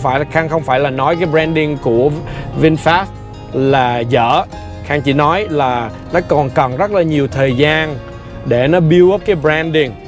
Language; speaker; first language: Vietnamese; early bilingual, heritage; Vietnamese